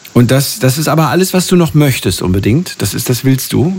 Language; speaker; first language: German; native; German